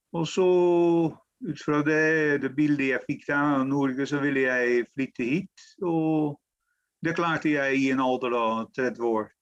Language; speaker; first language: Norwegian; non-native, fluent; Dutch